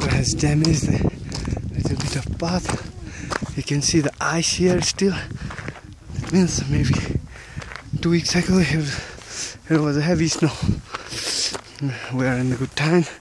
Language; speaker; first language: English; non-native, learner; French